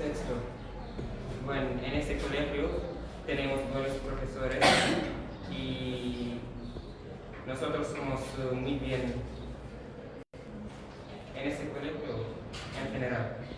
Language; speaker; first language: Spanish; non-native, learner; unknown